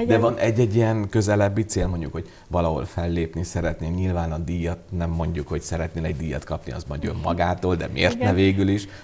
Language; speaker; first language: Hungarian; native; Hungarian